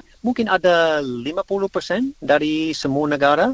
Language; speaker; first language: Indonesian; non-native, learner; English